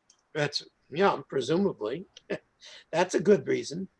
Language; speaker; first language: English; native; English